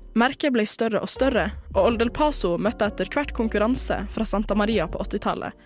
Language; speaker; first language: Norwegian; native; Norwegian